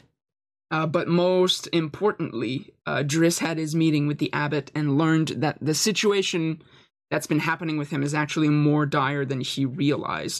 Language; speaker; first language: English; native; English